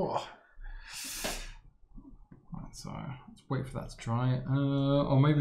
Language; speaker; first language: English; native; English